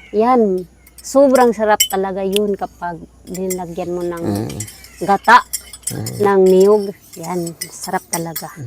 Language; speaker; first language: Filipino; non-native, local second language; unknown